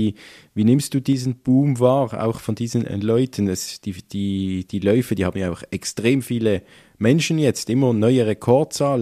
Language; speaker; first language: German; native; German